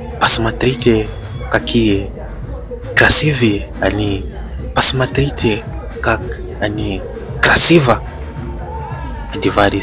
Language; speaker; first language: Russian; non-native, learner; Bemba